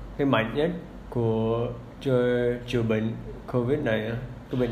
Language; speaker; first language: Vietnamese; early bilingual, heritage; English